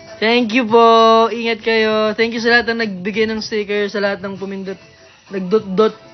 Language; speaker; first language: Filipino; native; Filipino